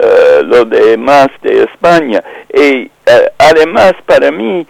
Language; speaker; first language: Spanish; non-native, fluent; English